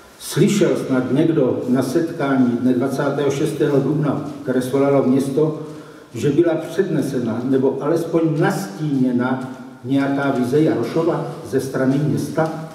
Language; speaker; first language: Czech; native; Czech